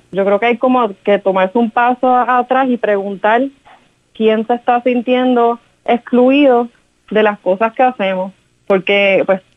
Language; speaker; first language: Spanish; native; Spanish